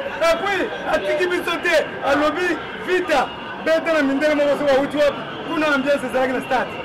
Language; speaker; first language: Lingala; native; Lingala